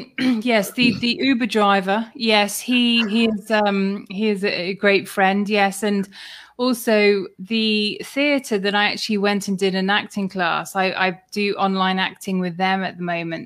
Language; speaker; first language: English; native; English